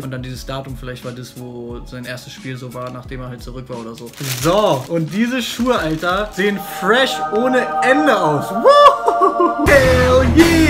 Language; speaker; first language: German; native; German